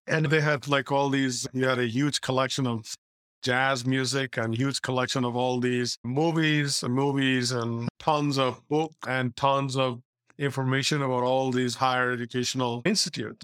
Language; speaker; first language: English; non-native, local second language; Bangla